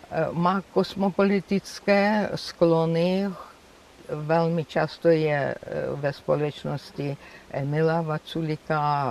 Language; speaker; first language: Czech; non-native, fluent; Georgian